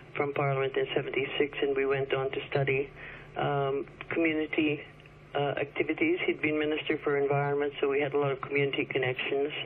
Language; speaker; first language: English; early bilingual, other home language; Chinese